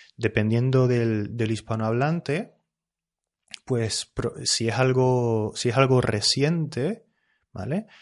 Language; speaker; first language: Spanish; native; Spanish